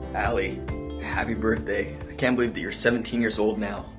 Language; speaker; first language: English; native; English